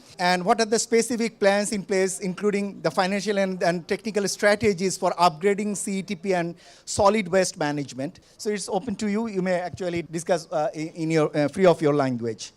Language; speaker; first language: English; non-native, local second language; Bangla